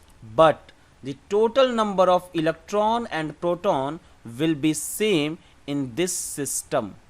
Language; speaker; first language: English; non-native, local second language; Hindi